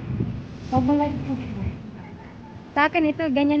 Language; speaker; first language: Filipino; non-native, local second language; Cebuano